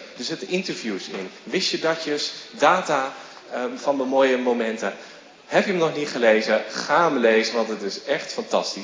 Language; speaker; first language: Dutch; native; Dutch